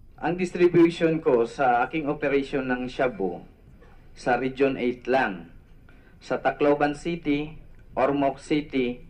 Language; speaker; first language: Filipino; non-native, local second language; Cebuano